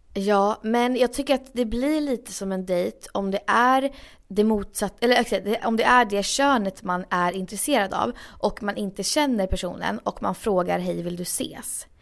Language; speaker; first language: Swedish; native; Swedish